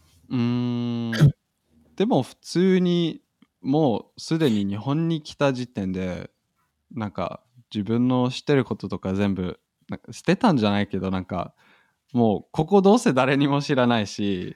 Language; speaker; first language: Japanese; non-native, fluent; German